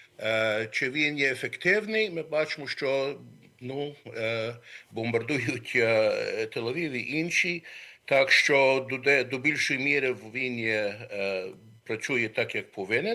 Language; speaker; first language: Ukrainian; early bilingual, heritage; Ukrainian